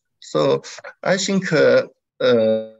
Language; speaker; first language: English; non-native, learner; Chinese